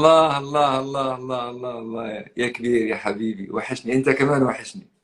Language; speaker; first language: Arabic; native; Arabic